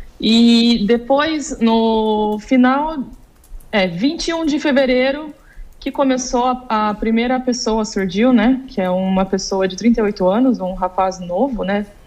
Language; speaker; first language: Portuguese; native; Portuguese